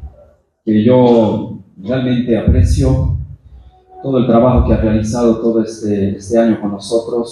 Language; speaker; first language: Spanish; native; Spanish